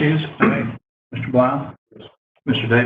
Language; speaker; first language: English; native; English